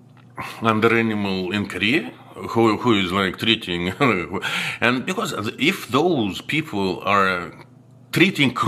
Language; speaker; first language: English; non-native, fluent; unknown